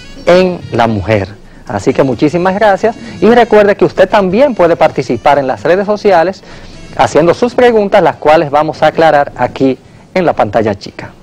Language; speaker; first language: Spanish; native; Spanish